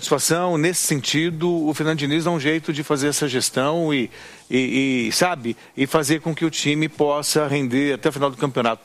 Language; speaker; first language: Portuguese; native; Portuguese